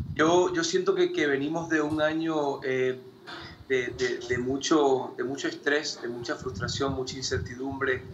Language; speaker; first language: Spanish; early bilingual, heritage; Spanish